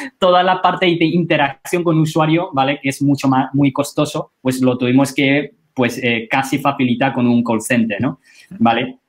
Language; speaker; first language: Spanish; non-native, fluent; Chinese